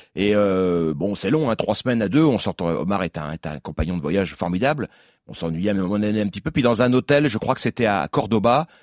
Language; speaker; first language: French; native; French